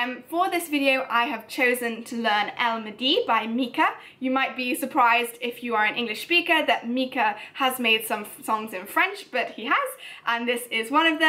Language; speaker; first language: English; native; English